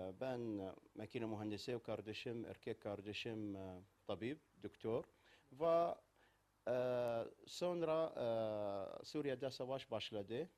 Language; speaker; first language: Turkish; non-native, learner; Arabic